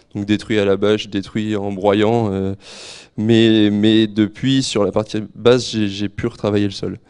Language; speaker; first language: French; native; French